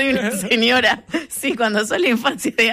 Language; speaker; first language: Spanish; native; Spanish